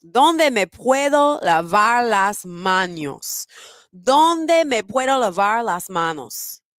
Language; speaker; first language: Spanish; non-native, learner; English